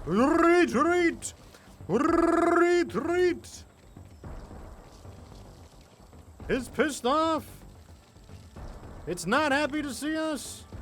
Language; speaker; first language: English; native; English